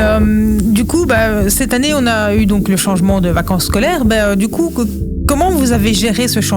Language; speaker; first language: French; native; French